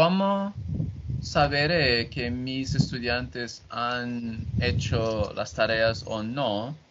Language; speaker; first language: Spanish; non-native, learner; Portuguese